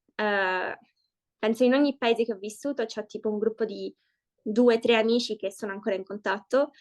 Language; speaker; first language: Italian; early bilingual, heritage; Italian